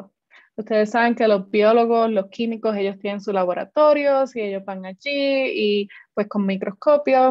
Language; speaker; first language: Spanish; native; Spanish